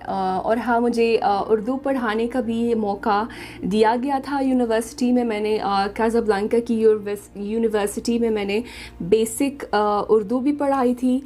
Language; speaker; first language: Urdu; non-native, fluent; Arabic